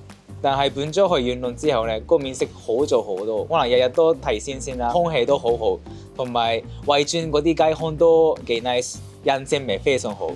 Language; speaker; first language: Cantonese; non-native, fluent; Japanese